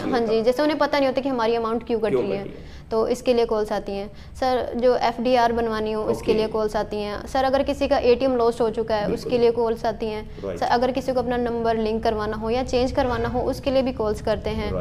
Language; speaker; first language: Hindi; native; Hindi